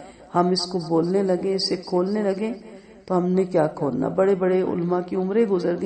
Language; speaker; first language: Urdu; native; Urdu